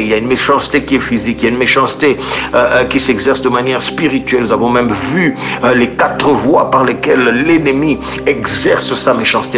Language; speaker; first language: French; native; French